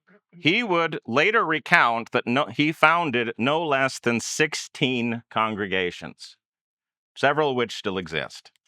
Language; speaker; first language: English; native; English